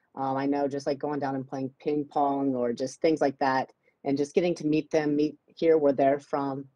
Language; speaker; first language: English; native; English